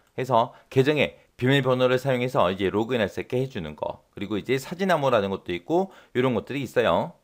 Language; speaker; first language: Korean; native; Korean